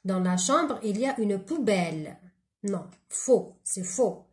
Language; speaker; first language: French; non-native, local second language; Arabic